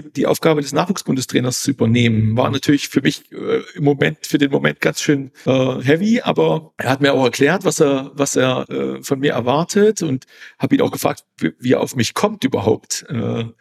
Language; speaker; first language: German; native; German